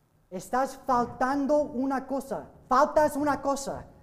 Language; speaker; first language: Spanish; non-native, learner; English